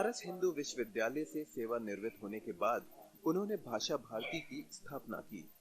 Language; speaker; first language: Hindi; native; Hindi